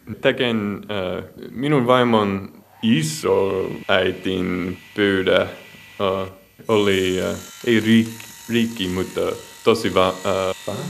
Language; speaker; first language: Finnish; non-native, learner; English